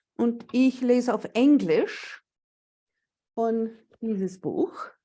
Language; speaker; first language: German; non-native, fluent; English